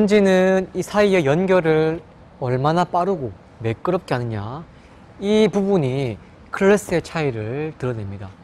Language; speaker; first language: Korean; native; Korean